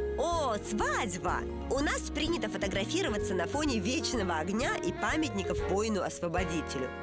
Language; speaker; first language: Russian; native; Russian